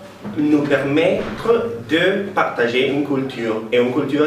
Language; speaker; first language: French; non-native, learner; Spanish